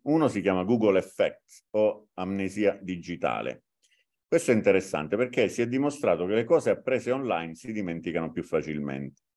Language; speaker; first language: Italian; native; Italian